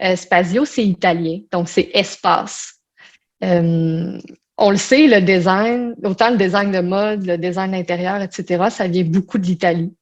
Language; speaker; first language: French; early bilingual, other home language; Portuguese